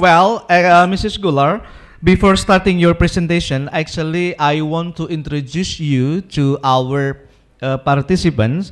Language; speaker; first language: English; non-native, local second language; Indonesian